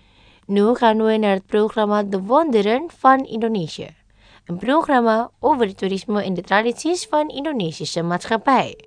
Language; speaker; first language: Dutch; non-native, fluent; Indonesian